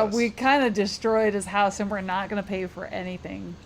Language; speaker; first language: English; native; English